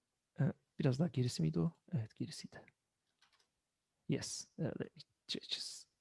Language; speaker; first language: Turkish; native; Turkish